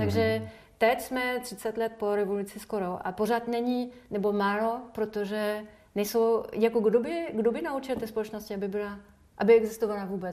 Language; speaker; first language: Czech; non-native, fluent; French